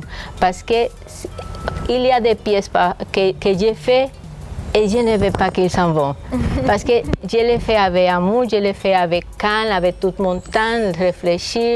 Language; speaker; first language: French; non-native, fluent; Spanish